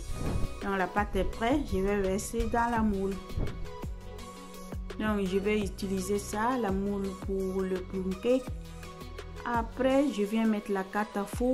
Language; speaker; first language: French; non-native, fluent; Italian